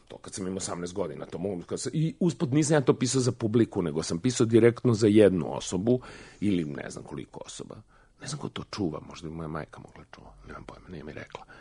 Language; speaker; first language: Serbian; native; Serbian